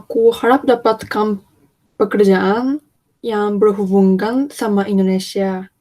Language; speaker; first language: Indonesian; non-native, learner; Japanese